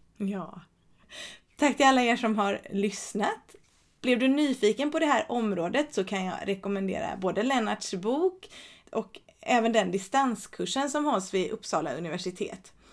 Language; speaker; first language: Swedish; native; Swedish